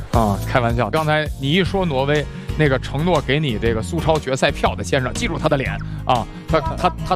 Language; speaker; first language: Chinese; native; Chinese